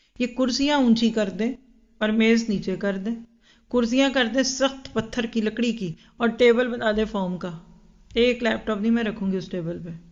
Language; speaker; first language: Urdu; native; Urdu